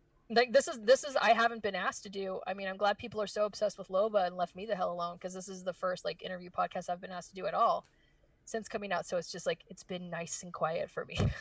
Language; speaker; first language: English; early bilingual, other home language; Spanish